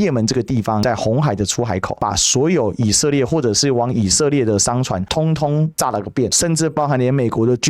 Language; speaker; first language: Chinese; native; Chinese